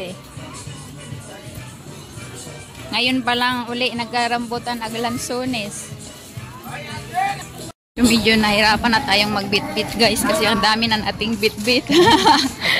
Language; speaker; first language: Filipino; non-native, local second language; Aklanon